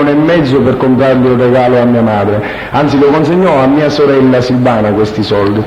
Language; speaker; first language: Italian; native; Italian